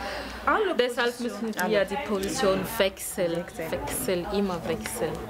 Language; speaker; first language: German; non-native, learner; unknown